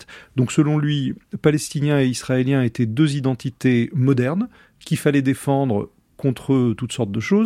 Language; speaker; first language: French; native; French